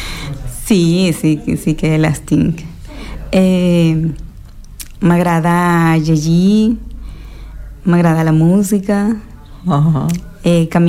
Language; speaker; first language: Catalan; non-native, local second language; Spanish